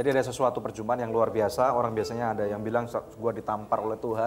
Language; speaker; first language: Indonesian; native; Indonesian